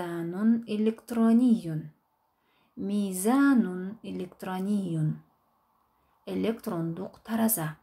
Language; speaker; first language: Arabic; non-native, fluent; Kyrgyz